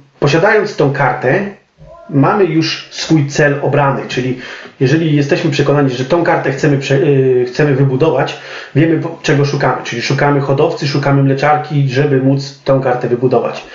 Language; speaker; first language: Polish; native; Polish